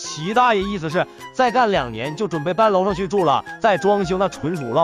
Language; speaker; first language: Chinese; native; Chinese